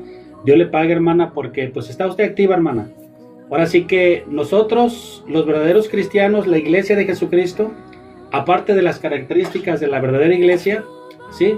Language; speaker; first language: Spanish; native; Spanish